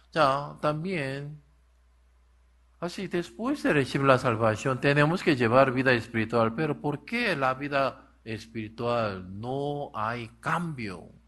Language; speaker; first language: Spanish; non-native, learner; Korean